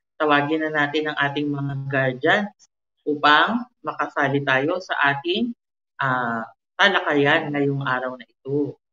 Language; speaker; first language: Filipino; native; Filipino